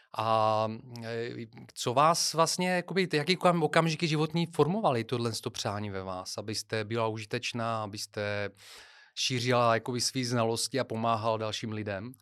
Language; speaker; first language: Czech; non-native, fluent; Bulgarian